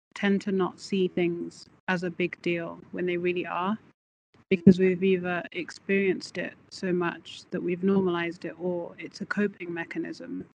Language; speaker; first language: English; native; English